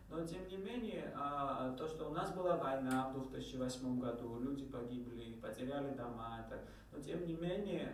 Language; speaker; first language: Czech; non-native, learner; Georgian